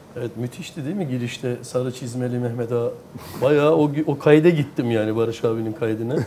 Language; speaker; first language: Turkish; early bilingual, heritage; Turkish